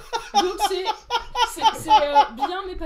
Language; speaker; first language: French; native; French